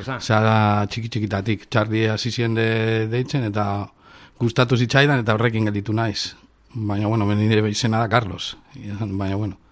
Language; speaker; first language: Basque; non-native, local second language; Spanish